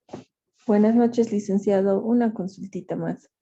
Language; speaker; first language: Spanish; native; Spanish